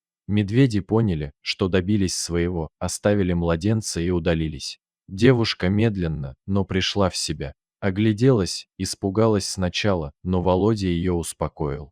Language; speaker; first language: Russian; native; Russian